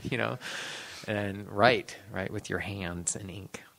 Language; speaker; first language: English; native; English